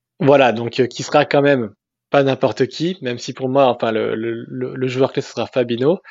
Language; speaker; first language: French; native; French